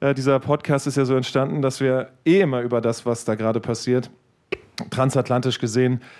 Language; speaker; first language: German; native; German